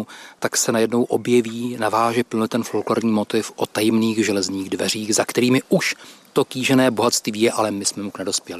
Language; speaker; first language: Czech; native; Czech